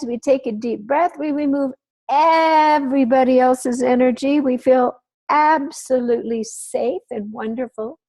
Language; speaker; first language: English; native; English